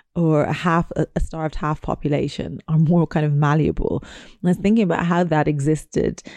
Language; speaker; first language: English; native; English